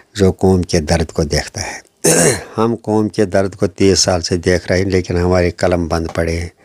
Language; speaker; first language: Hindi; non-native, local second language; Kashmiri